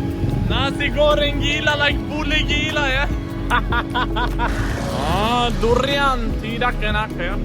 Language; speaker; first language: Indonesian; non-native, learner; Swedish